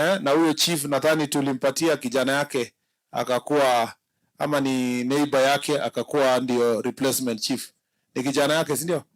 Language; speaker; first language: Swahili; non-native, local second language; Kalenjin